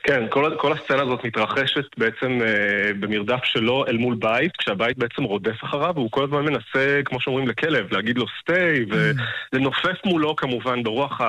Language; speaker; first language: Hebrew; native; Hebrew